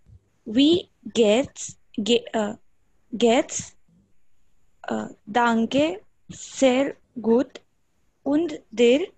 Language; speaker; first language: German; non-native, learner; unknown